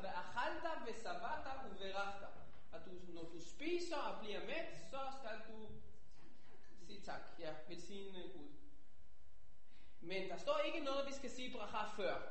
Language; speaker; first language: Danish; non-native, fluent; Hebrew